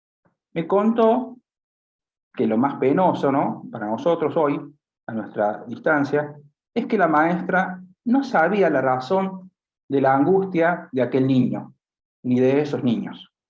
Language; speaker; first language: Spanish; native; Spanish